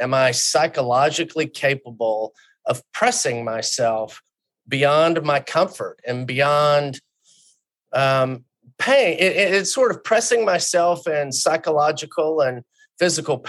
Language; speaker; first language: English; native; English